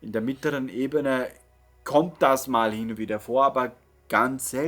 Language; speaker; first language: German; native; German